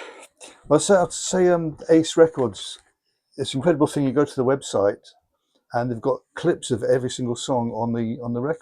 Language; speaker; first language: English; native; English